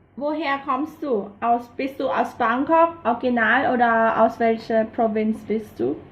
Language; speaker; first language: German; non-native, fluent; Thai